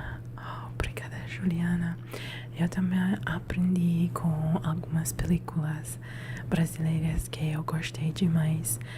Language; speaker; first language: Portuguese; non-native, learner; Italian